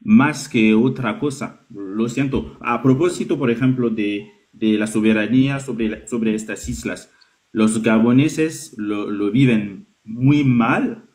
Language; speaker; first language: Spanish; non-native, learner; French